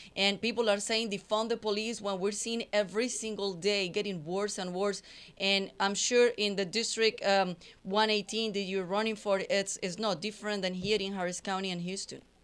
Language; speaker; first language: English; non-native, fluent; Spanish